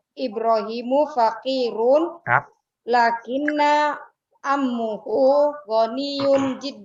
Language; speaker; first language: Arabic; non-native, learner; Indonesian